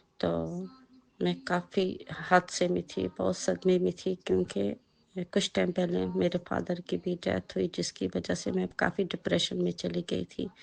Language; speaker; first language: Hindi; native; Hindi